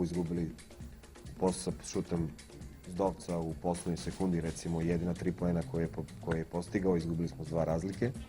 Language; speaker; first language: Bosnian; native; Bosnian